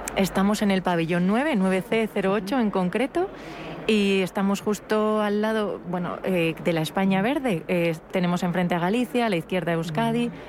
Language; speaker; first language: Spanish; native; Spanish